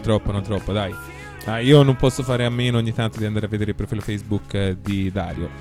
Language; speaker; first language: Italian; native; Italian